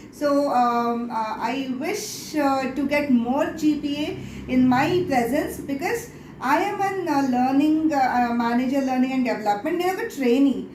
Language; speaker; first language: English; non-native, local second language; Telugu